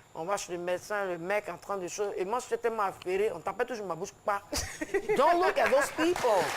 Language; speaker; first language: French; early bilingual, heritage; French